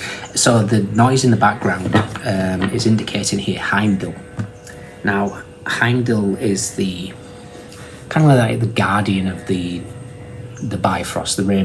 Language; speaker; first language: English; native; English